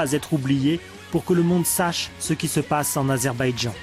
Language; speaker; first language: French; native; French